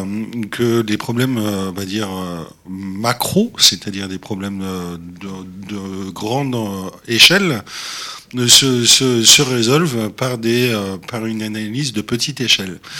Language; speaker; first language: French; native; French